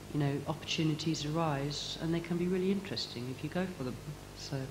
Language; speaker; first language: English; native; English